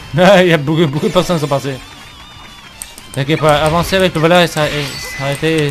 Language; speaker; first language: French; native; French